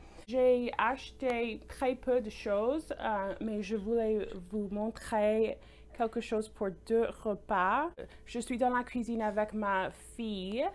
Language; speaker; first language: French; non-native, fluent; English